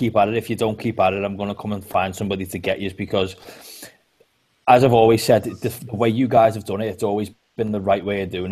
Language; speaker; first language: English; native; English